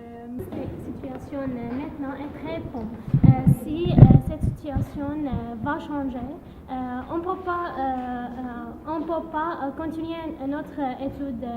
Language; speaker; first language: French; non-native, learner; Arabic